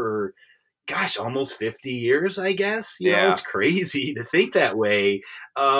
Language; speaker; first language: English; native; English